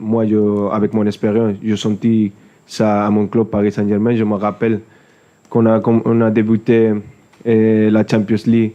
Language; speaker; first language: French; non-native, fluent; Spanish